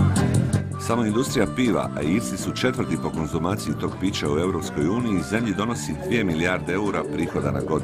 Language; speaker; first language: Croatian; native; Croatian